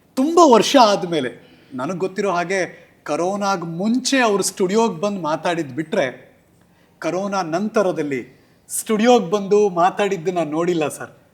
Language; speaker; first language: Kannada; native; Kannada